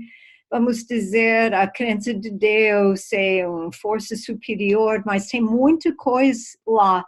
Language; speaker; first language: Portuguese; non-native, fluent; English